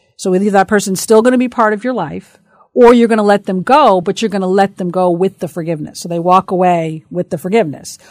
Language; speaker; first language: English; native; English